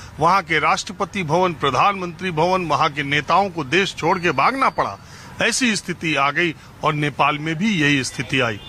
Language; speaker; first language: Hindi; native; Hindi